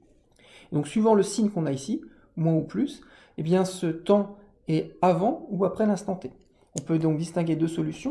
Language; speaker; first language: French; native; French